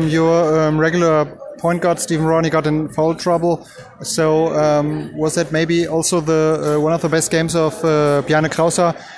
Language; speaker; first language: English; non-native, fluent; German